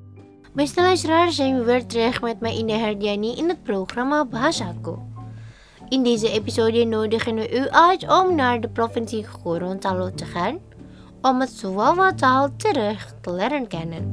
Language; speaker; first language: Dutch; non-native, learner; Indonesian